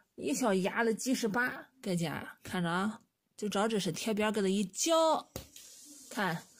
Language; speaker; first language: Chinese; native; Chinese